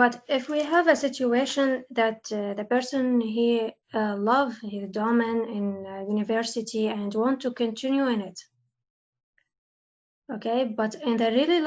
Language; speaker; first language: English; non-native, learner; Arabic